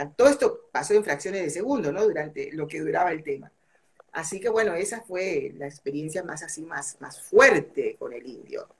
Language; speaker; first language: Spanish; native; Spanish